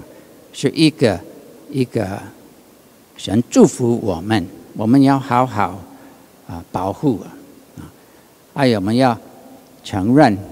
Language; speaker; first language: Chinese; non-native, learner; English